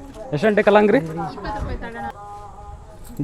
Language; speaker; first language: Kannada; native; Kannada